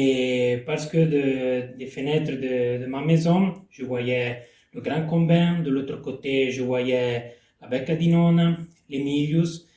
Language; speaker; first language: French; non-native, local second language; Italian